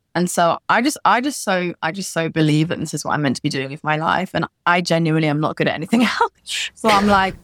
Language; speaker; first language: English; native; English